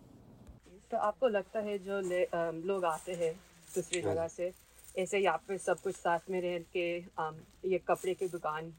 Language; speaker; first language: Hindi; early bilingual, heritage; Hindi